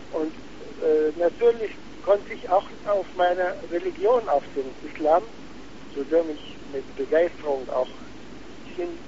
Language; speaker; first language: German; non-native, fluent; Arabic